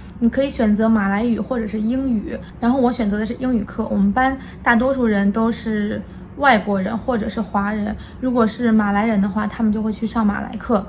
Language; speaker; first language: Chinese; native; Chinese